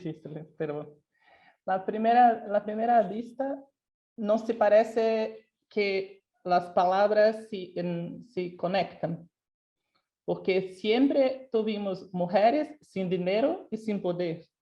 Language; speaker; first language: Spanish; non-native, local second language; Portuguese